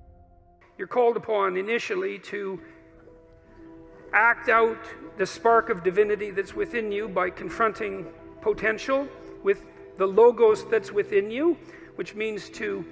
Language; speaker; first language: English; native; English